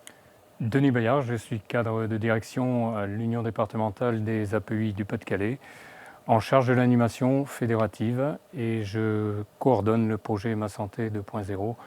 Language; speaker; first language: French; native; French